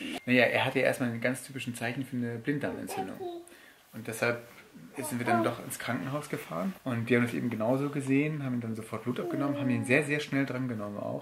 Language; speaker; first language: German; native; German